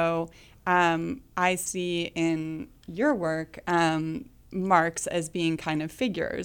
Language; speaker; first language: English; native; English